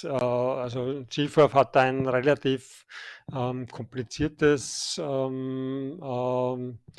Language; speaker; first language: German; native; German